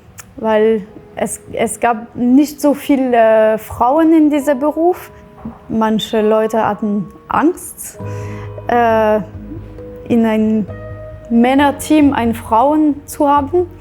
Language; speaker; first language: German; non-native, fluent; French